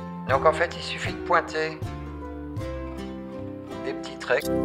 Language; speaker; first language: French; native; French